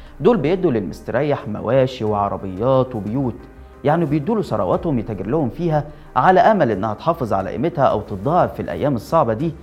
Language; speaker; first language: Arabic; native; Arabic